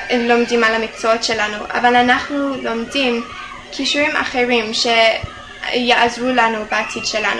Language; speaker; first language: Hebrew; non-native, fluent; English